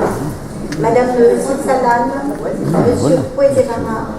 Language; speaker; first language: French; native; French